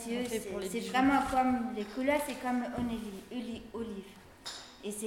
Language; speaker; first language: French; non-native, fluent; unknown